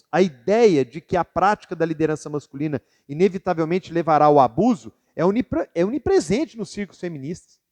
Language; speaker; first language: Portuguese; native; Portuguese